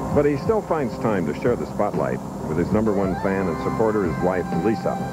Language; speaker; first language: English; native; English